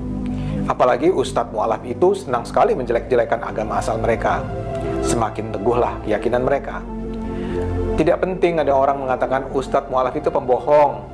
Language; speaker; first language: Indonesian; native; Indonesian